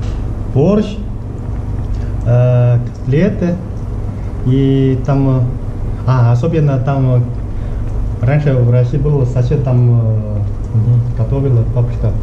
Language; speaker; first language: Russian; non-native, learner; Chinese